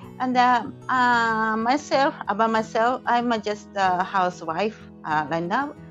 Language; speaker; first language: English; non-native, fluent; Japanese